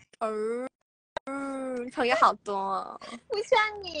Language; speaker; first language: Chinese; non-native, learner; Thai